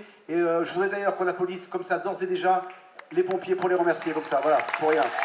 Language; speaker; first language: French; native; French